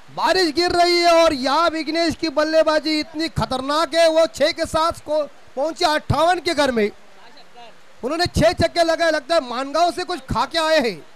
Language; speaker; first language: Hindi; non-native, local second language; Marathi